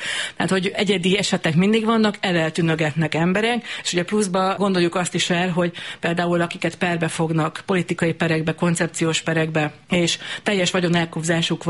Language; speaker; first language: Hungarian; native; Hungarian